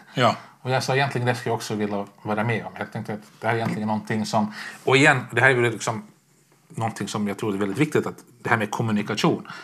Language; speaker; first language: Swedish; native; Swedish